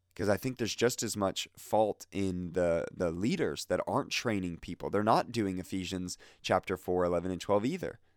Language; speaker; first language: English; native; English